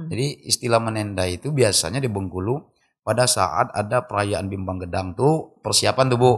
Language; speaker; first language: Indonesian; non-native, local second language; Malay